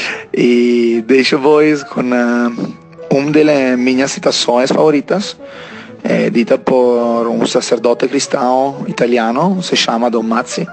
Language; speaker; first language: Portuguese; non-native, learner; Italian